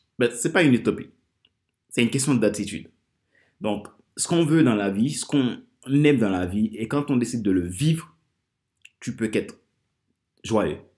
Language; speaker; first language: French; non-native, local second language; Haitian Creole